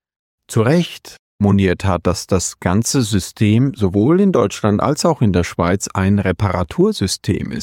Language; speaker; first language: German; native; German